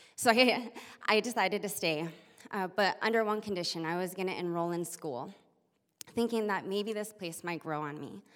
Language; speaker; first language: English; native; English